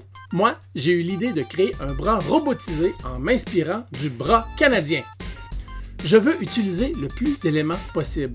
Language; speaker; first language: French; native; French